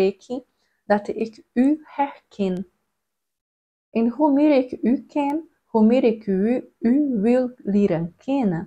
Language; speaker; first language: German; non-native, learner; Portuguese